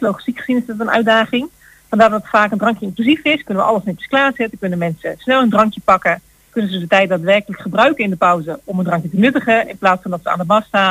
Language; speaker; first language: Dutch; native; Dutch